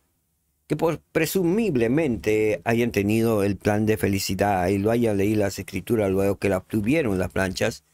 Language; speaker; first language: Spanish; native; Spanish